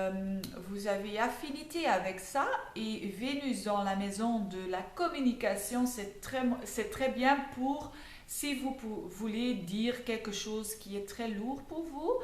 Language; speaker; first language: French; non-native, fluent; Dutch